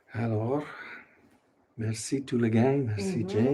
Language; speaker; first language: French; non-native, learner; English